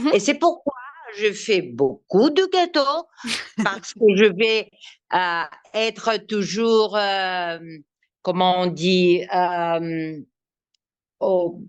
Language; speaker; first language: French; non-native, learner; Greek